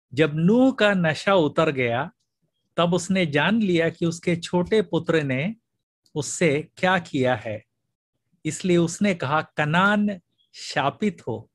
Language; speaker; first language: Hindi; non-native, local second language; Malayalam